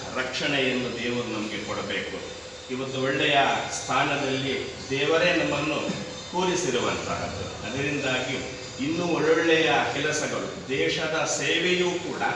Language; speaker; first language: Kannada; non-native, local second language; Tulu